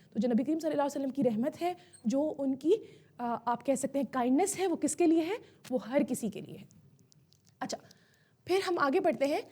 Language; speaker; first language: Urdu; native; Urdu